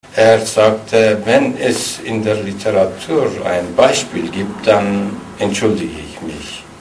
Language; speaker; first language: German; non-native, fluent; Kurdish